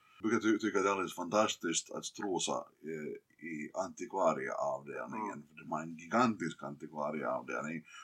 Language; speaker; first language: Swedish; native; Swedish